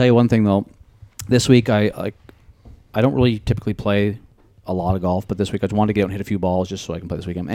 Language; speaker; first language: English; native; English